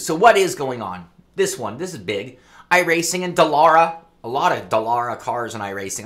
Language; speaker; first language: English; native; English